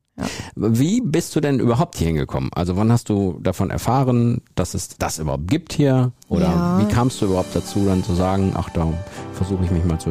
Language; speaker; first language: German; native; German